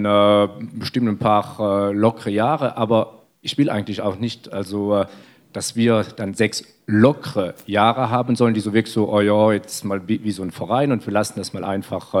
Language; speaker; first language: German; native; German